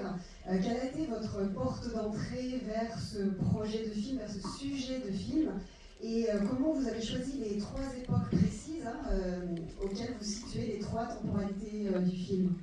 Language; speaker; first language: French; native; French